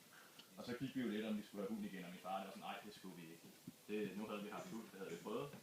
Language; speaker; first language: Danish; native; Danish